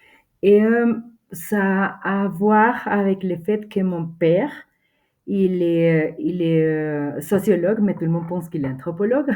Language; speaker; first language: French; non-native, fluent; Spanish